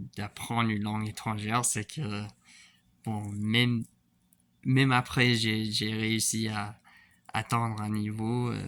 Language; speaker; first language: French; non-native, fluent; English